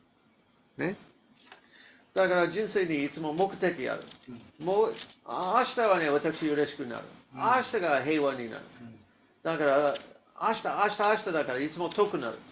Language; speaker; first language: Japanese; non-native, learner; English